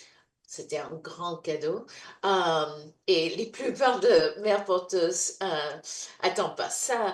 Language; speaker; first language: French; non-native, fluent; English